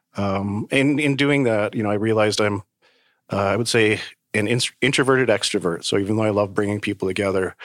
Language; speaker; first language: English; native; English